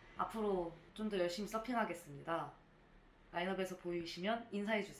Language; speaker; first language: Korean; native; Korean